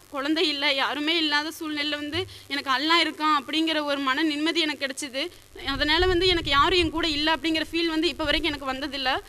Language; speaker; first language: Tamil; native; Tamil